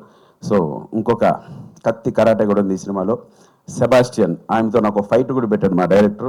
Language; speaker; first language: Telugu; native; Telugu